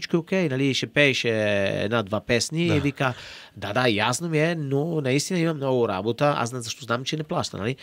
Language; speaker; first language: Bulgarian; non-native, learner; Italian